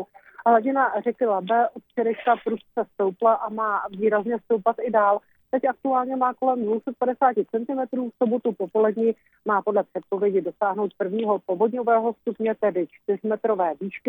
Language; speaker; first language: Czech; native; Czech